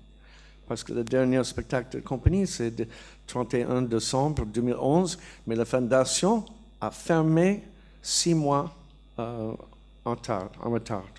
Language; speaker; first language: French; non-native, learner; English